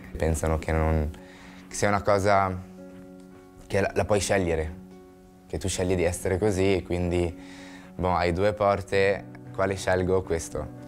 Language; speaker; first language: Italian; early bilingual, other home language; Arabic